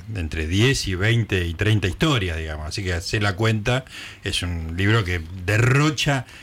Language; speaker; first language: Spanish; native; Spanish